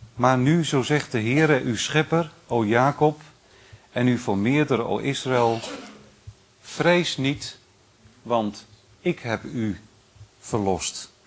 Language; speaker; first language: Dutch; native; Dutch